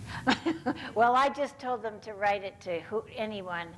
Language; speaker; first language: English; native; English